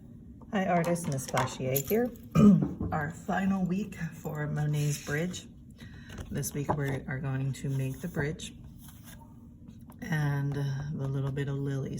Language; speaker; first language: English; native; English